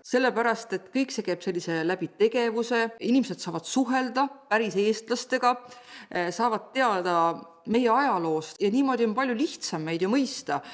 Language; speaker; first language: Estonian; native; Estonian